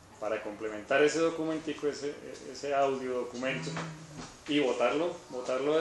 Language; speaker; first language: Spanish; native; Spanish